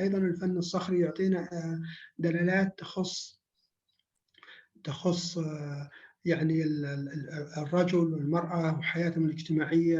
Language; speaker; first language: Arabic; native; Arabic